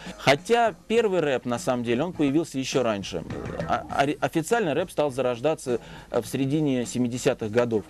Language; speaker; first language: Russian; native; Russian